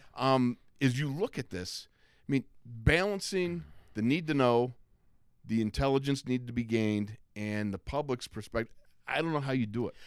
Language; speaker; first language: English; native; English